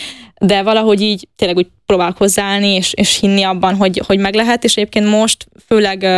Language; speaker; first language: Hungarian; native; Hungarian